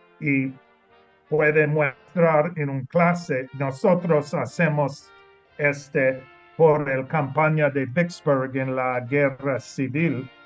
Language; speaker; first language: Spanish; non-native, learner; English